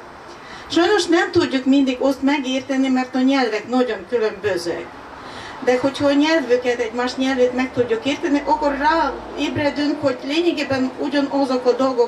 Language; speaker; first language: Hungarian; non-native, fluent; Ukrainian